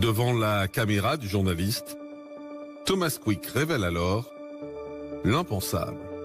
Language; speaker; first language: French; native; French